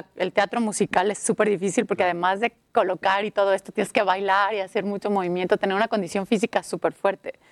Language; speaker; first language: Spanish; native; Spanish